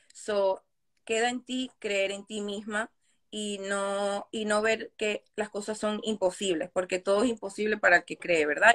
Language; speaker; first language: Spanish; native; Spanish